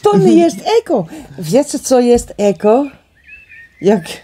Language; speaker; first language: Polish; non-native, learner; Dutch